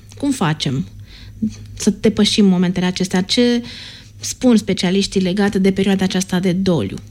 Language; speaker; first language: Romanian; native; Romanian